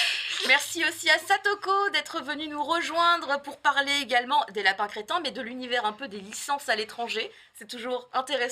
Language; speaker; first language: French; native; French